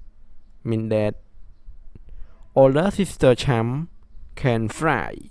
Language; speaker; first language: English; non-native, learner; Khmer